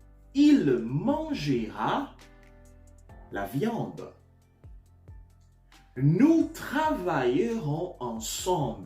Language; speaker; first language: French; non-native, fluent; Portuguese